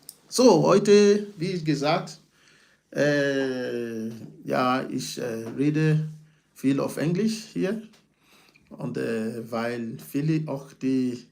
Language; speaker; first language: German; non-native, fluent; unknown